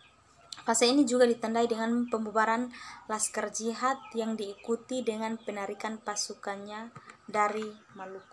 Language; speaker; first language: Indonesian; native; Indonesian